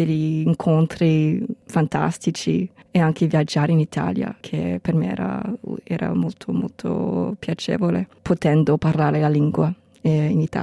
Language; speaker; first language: Italian; non-native, fluent; English